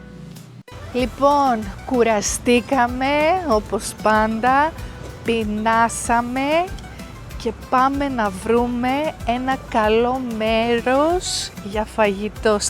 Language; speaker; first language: Greek; native; Greek